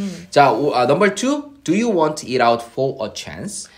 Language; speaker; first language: English; non-native, fluent; Korean